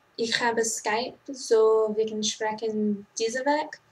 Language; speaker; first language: German; non-native, learner; English